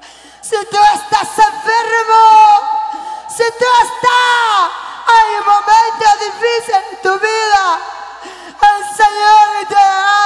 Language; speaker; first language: Spanish; non-native, local second language; Kaqchikel